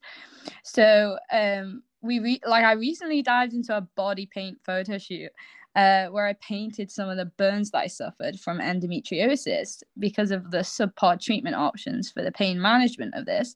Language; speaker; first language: English; native; English